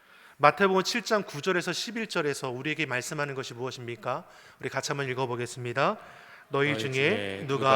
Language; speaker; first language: Korean; native; Korean